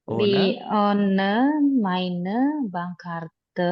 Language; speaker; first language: German; non-native, learner; Indonesian